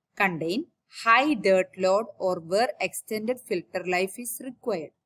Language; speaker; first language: English; non-native, local second language; Malayalam